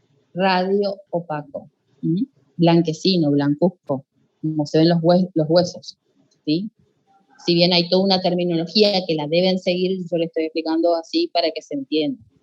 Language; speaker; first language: Spanish; native; Spanish